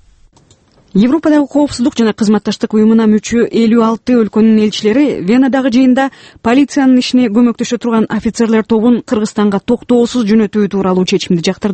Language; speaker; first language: Kyrgyz; native; Kyrgyz